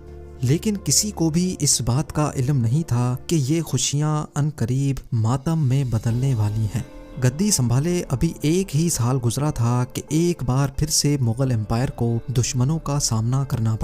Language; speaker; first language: Urdu; native; Urdu